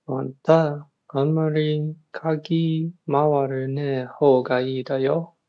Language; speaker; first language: Japanese; non-native, learner; English